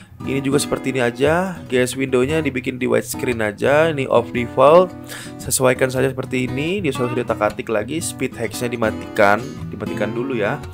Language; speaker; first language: Indonesian; native; Indonesian